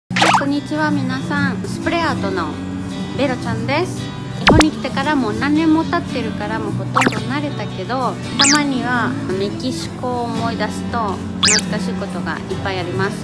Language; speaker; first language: Japanese; non-native, fluent; Spanish